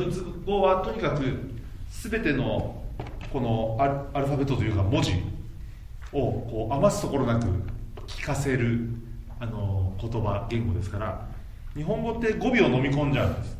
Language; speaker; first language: Japanese; native; Japanese